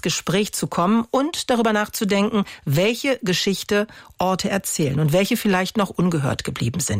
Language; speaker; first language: German; native; German